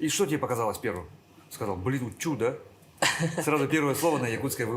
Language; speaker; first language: Russian; native; Russian